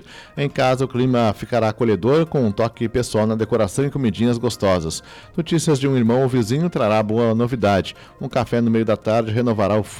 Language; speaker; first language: Portuguese; native; Portuguese